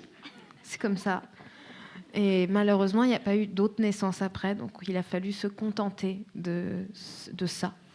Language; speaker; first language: French; native; French